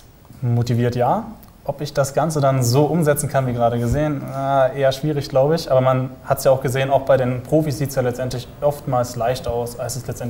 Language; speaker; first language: German; native; German